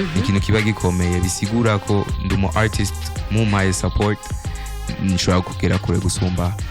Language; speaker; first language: Rundi; non-native, local second language; Swahili